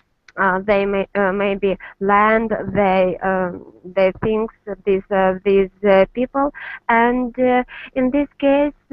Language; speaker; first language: English; non-native, learner; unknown